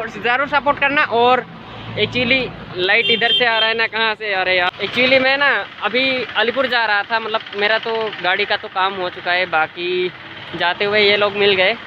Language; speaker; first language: Hindi; non-native, local second language; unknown